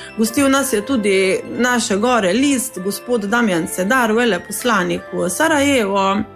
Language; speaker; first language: Slovenian; native; Slovenian